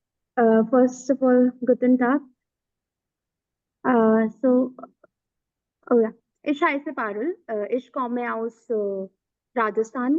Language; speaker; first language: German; non-native, learner; Hindi